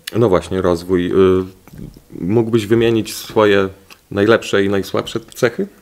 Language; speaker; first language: Polish; native; Polish